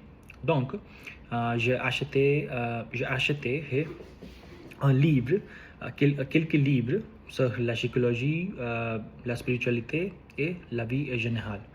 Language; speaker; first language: French; non-native, learner; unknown